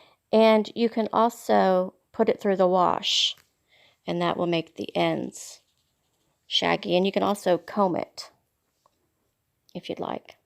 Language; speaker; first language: English; native; English